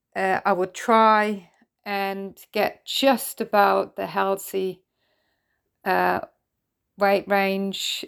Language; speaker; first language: English; non-native, fluent; German